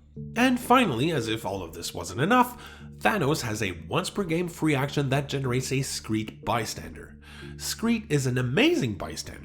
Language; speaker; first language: English; native; English